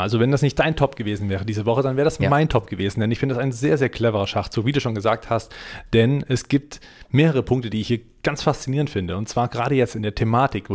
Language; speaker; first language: German; native; German